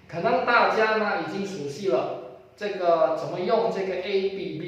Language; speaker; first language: Chinese; non-native, fluent; Indonesian